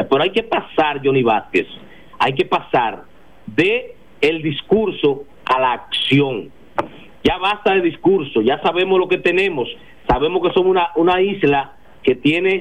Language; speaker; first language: Spanish; native; Spanish